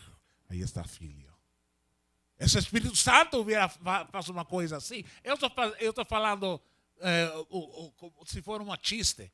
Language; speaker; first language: Portuguese; non-native, learner; Spanish